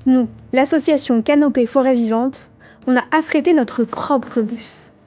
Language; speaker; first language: French; native; French